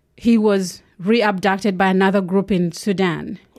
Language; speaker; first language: English; non-native, local second language; Acoli